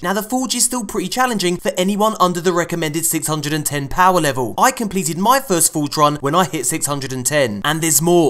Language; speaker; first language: English; native; English